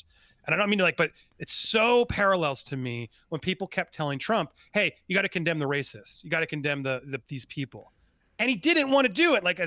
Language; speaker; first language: English; native; English